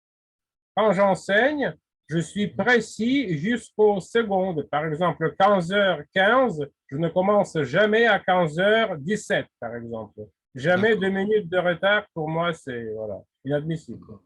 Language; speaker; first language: French; non-native, fluent; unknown